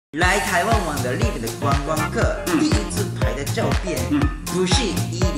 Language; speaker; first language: Chinese; non-native, fluent; Japanese